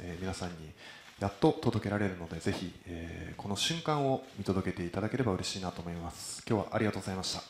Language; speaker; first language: Japanese; native; Japanese